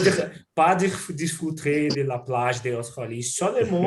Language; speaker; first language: French; non-native, learner; Portuguese